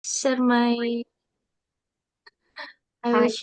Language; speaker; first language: English; non-native, learner; Indonesian